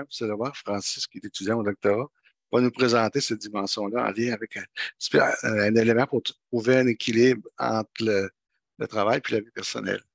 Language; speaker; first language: French; native; French